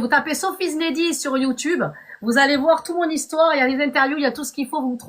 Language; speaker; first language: French; native; French